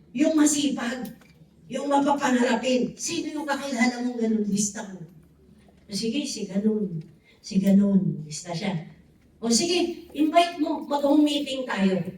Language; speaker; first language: Filipino; native; Filipino